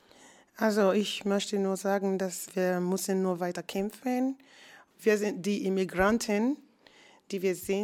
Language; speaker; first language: German; non-native, learner; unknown